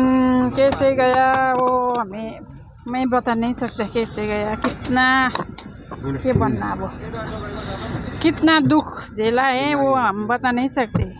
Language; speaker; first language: Hindi; non-native, local second language; Nepali